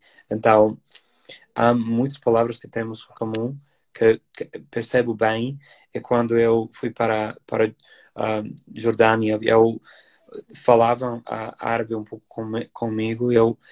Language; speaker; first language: Portuguese; non-native, fluent; English